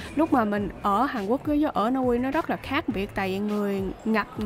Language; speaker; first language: Vietnamese; native; Vietnamese